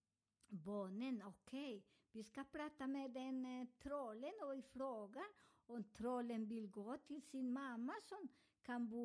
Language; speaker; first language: Swedish; non-native, learner; Spanish